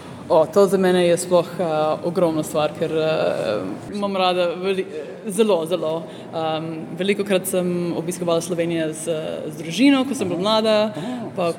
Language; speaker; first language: Slovenian; early bilingual, heritage; Slovenian